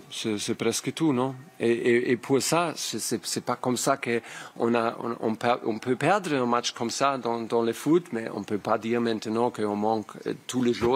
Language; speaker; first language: French; non-native, learner; German